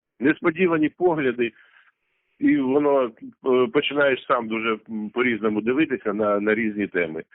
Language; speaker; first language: Ukrainian; non-native, local second language; Russian